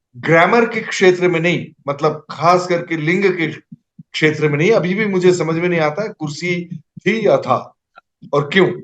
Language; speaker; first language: Hindi; non-native, local second language; Assamese